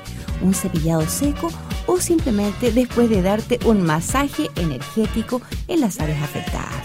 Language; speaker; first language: Spanish; native; Spanish